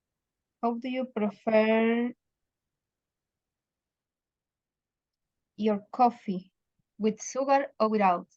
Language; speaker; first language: English; non-native, learner; Spanish